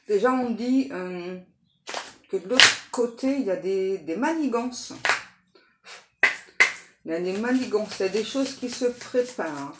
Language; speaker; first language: French; native; French